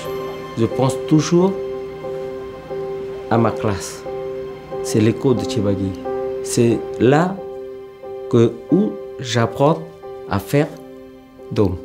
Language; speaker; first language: French; early bilingual, heritage; Vietnamese